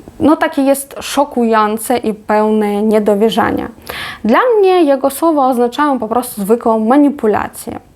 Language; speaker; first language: Polish; non-native, fluent; Ukrainian